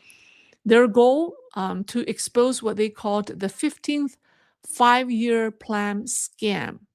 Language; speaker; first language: English; non-native, fluent; Chinese